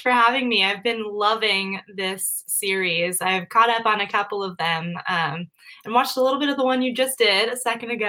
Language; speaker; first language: English; native; English